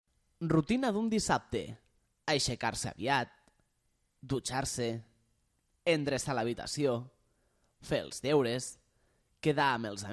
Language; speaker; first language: Catalan; native; Catalan